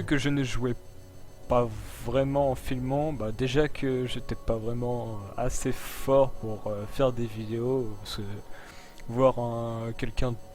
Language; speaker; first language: French; native; French